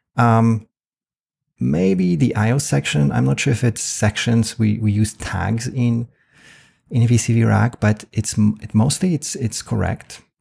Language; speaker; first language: English; non-native, fluent; Polish